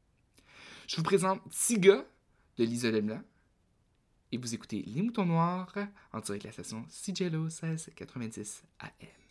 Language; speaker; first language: French; native; French